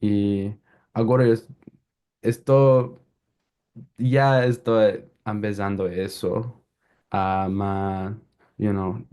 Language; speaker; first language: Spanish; non-native, learner; English